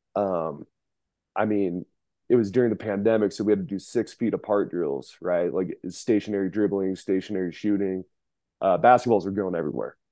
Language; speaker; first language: English; native; English